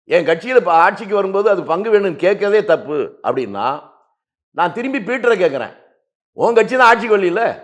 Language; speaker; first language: Tamil; native; Tamil